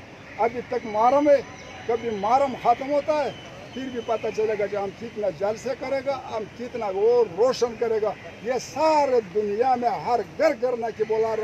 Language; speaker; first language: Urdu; non-native, local second language; Pashto